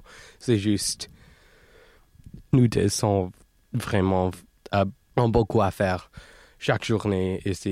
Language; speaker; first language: French; non-native, local second language; English